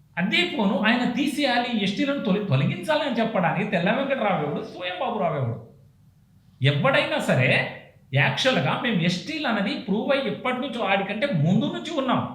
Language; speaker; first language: Telugu; non-native, local second language; Lambadi